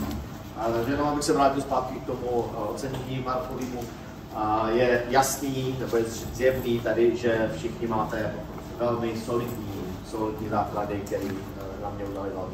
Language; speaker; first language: Czech; native; Czech